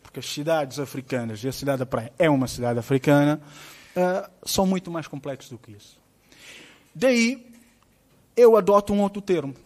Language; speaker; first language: Portuguese; non-native, local second language; Kabuverdianu